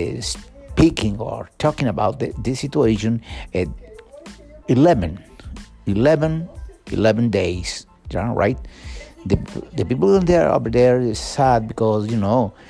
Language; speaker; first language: English; non-native, learner; Spanish